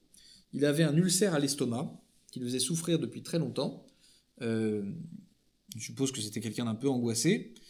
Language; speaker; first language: French; native; French